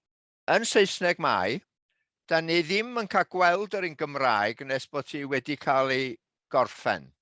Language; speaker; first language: Welsh; native; Welsh